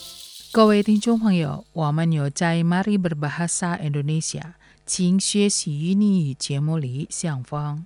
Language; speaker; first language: Chinese; non-native, learner; Indonesian